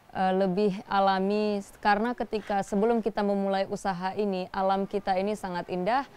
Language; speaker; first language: Indonesian; native; Indonesian